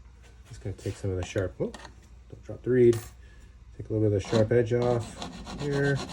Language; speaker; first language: English; native; English